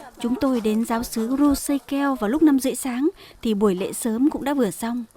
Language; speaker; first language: Vietnamese; native; Vietnamese